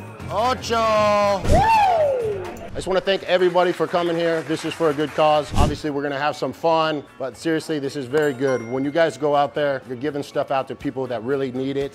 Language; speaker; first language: English; native; English